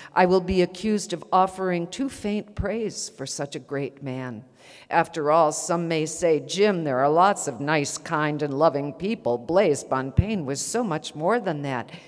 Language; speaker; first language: English; native; English